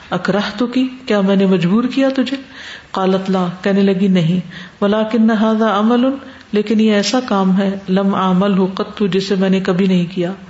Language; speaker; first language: Urdu; native; Urdu